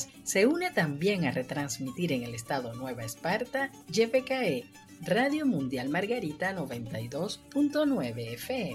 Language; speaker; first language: Spanish; native; Spanish